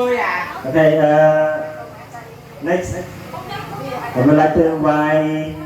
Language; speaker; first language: English; non-native, learner; Khmer